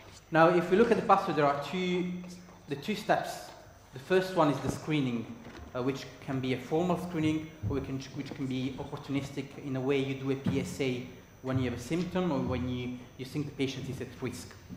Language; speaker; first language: English; non-native, fluent; Italian